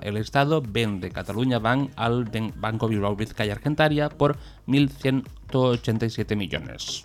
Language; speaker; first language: Spanish; non-native, local second language; Catalan